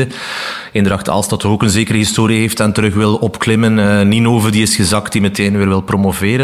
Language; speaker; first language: Dutch; native; Dutch